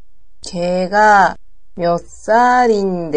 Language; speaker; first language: Korean; non-native, learner; Japanese